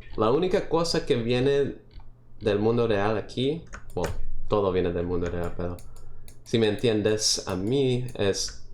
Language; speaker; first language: Spanish; early bilingual, other home language; English